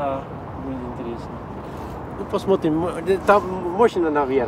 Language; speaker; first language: Russian; non-native, learner; Dutch